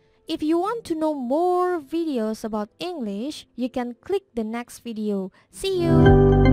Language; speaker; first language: English; non-native, fluent; Indonesian